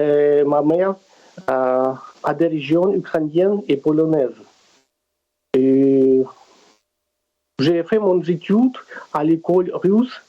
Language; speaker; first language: French; non-native, fluent; Russian